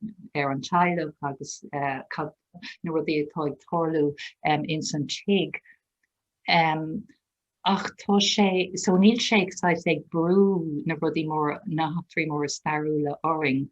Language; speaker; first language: Irish; non-native, local second language; English